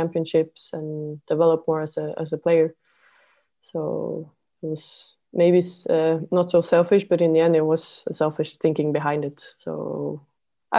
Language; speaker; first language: English; non-native, fluent; Norwegian